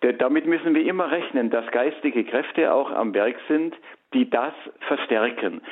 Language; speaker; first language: German; native; German